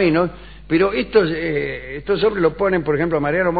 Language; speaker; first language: Spanish; native; Spanish